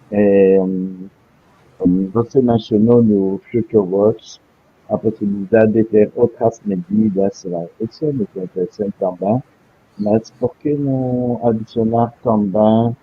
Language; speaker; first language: Portuguese; non-native, fluent; French